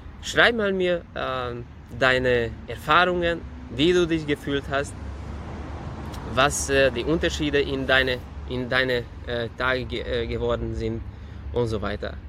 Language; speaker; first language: German; non-native, fluent; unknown